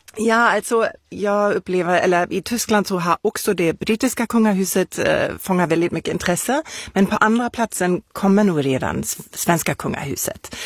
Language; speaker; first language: Swedish; non-native, fluent; German